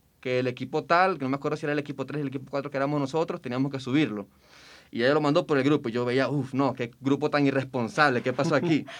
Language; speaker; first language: Spanish; native; Spanish